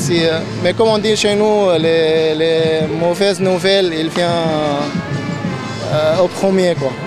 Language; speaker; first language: French; non-native, fluent; Arabic